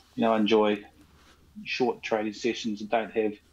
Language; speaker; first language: English; native; English